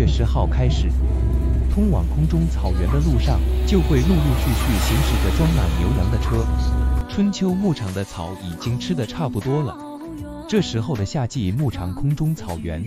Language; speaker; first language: Chinese; native; Chinese